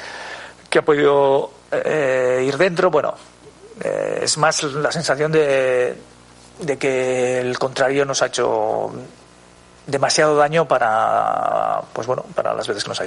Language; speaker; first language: Spanish; native; Spanish